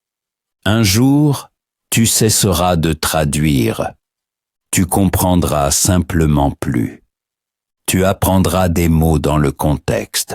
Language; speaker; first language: French; non-native, fluent; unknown